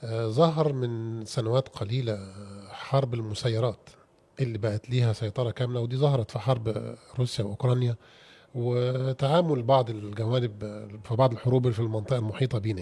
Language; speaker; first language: Arabic; native; Arabic